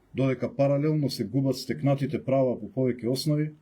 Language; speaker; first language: Macedonian; non-native, local second language; Albanian